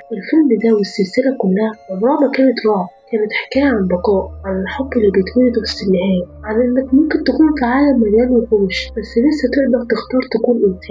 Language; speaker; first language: Arabic; native; Arabic